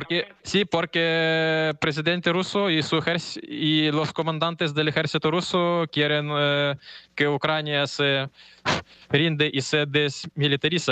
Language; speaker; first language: Spanish; non-native, fluent; Ukrainian